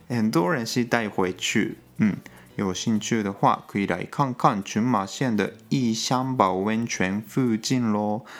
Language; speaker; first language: Chinese; non-native, fluent; Japanese